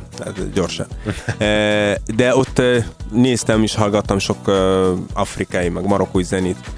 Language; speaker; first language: Hungarian; non-native, fluent; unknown